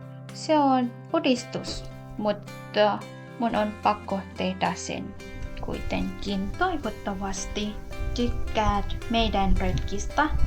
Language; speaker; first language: Finnish; non-native, learner; Thai